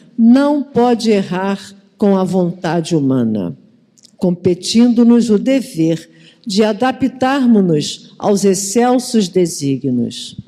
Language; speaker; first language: Portuguese; native; Portuguese